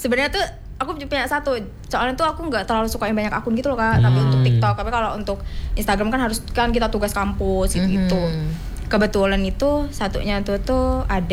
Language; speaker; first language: Indonesian; native; Indonesian